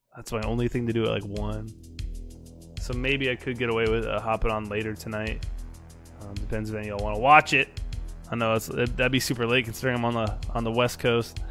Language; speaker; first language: English; native; English